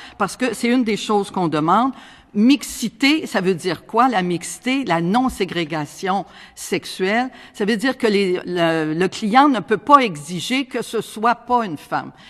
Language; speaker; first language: French; native; French